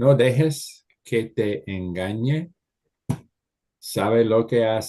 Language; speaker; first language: Spanish; non-native, fluent; English